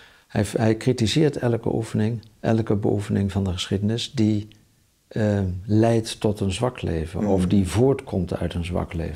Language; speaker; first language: Dutch; native; Dutch